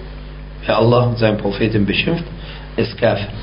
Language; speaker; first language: German; non-native, fluent; Arabic